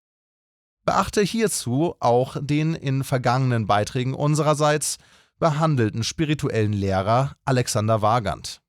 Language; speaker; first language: German; native; German